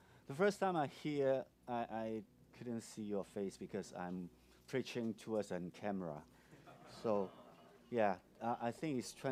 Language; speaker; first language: English; non-native, local second language; Cantonese